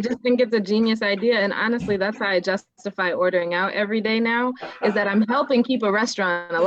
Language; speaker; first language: English; native; English